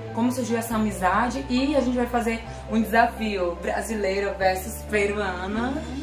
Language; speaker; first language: Portuguese; native; Portuguese